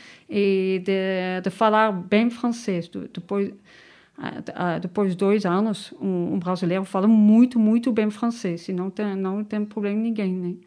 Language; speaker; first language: Portuguese; non-native, learner; Dutch